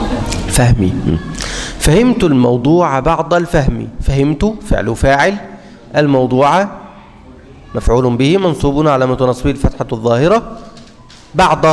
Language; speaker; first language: Arabic; native; Arabic